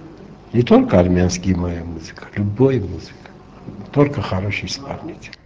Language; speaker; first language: Russian; non-native, local second language; Armenian